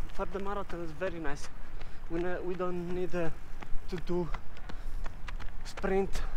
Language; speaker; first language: English; non-native, learner; Italian